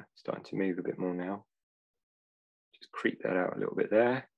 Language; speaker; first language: English; native; English